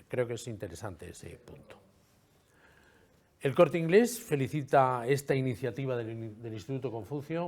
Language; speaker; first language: Spanish; native; Spanish